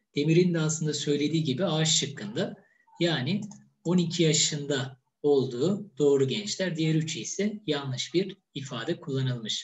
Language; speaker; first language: Turkish; native; Turkish